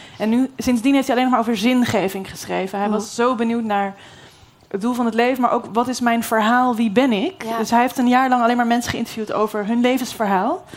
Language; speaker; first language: Dutch; native; Dutch